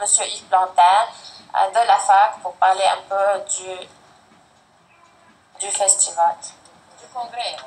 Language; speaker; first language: French; non-native, fluent; Arabic